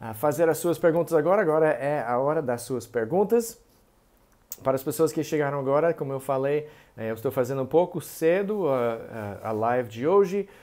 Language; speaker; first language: Portuguese; non-native, fluent; English